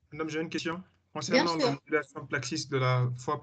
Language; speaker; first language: French; non-native, local second language; Arabic